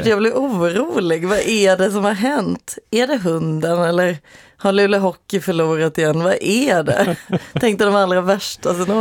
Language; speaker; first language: Swedish; native; Swedish